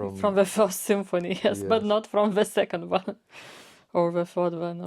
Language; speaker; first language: English; non-native, fluent; Lithuanian